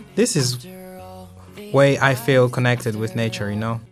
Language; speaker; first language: English; non-native, local second language; Nyanja